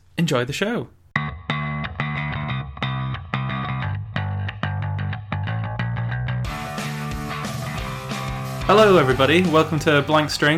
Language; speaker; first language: English; native; English